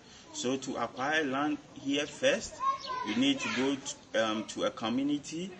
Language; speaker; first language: English; non-native, local second language; Akan